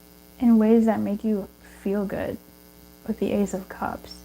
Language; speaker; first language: English; native; English